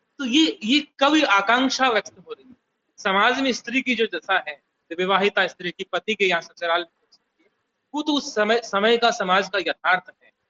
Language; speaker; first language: Hindi; native; Hindi